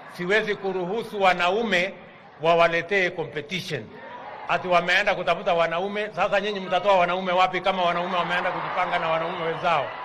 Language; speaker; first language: Swahili; native; Swahili